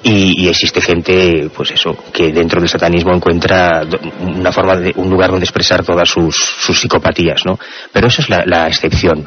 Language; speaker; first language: Spanish; native; Spanish